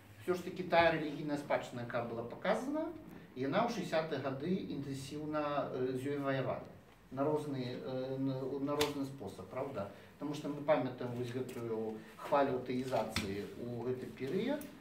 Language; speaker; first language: Belarusian; native; Belarusian